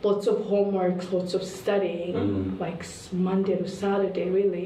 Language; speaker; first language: English; non-native, local second language; Kinyarwanda